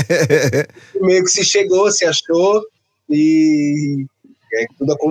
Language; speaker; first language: Portuguese; native; Portuguese